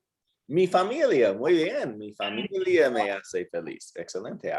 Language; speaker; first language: Spanish; non-native, fluent; English